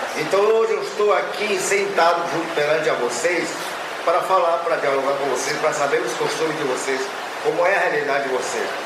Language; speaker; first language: Portuguese; non-native, local second language; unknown